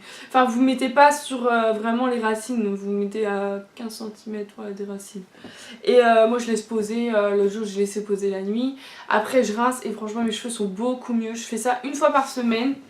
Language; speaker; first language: French; native; French